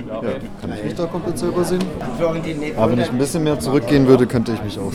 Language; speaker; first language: German; native; German